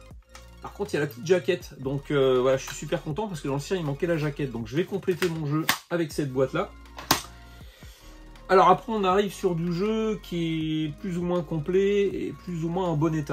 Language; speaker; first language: French; native; French